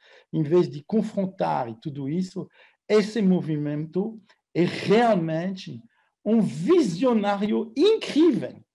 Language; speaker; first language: Portuguese; non-native, fluent; French